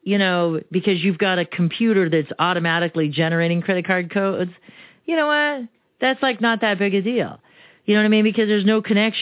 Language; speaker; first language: English; early bilingual, other home language; Romanian